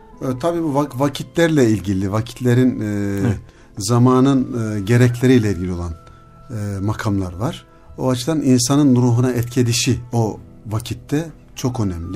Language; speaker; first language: Turkish; native; Turkish